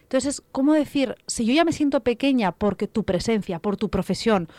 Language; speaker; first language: Spanish; native; Spanish